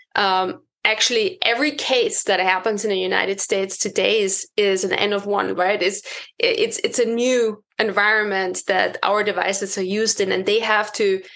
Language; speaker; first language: English; non-native, fluent; German